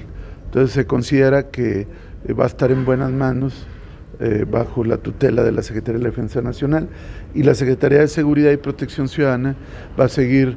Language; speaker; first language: Spanish; native; Spanish